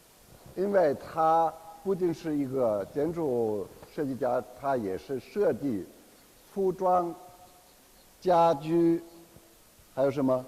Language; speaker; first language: Chinese; non-native, fluent; German